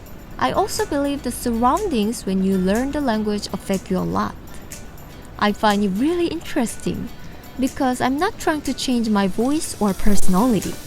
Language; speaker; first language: English; non-native, fluent; Korean